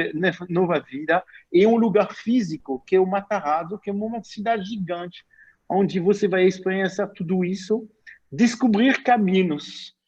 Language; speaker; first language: Portuguese; non-native, fluent; French